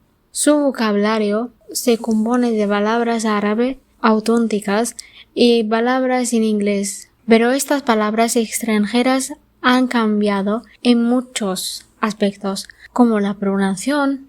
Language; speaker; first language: Spanish; non-native, learner; Arabic